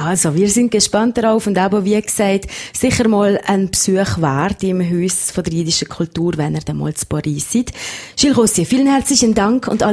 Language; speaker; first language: German; native; German